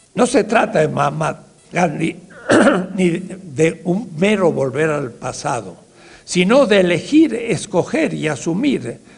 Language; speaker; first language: Spanish; native; Spanish